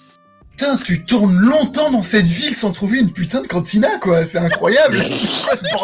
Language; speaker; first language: French; native; French